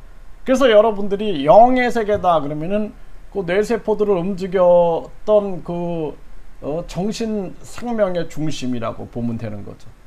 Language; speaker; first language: Korean; native; Korean